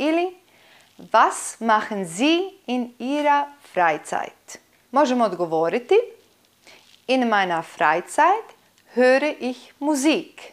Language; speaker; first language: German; non-native, fluent; Bosnian